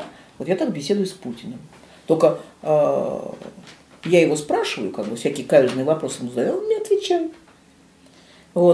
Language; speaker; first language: Russian; native; Russian